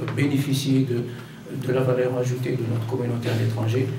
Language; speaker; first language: French; non-native, local second language; Arabic